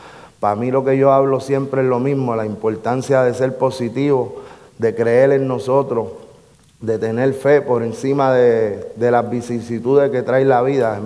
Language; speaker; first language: Spanish; native; Spanish